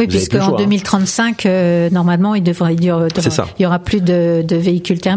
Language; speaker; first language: French; native; French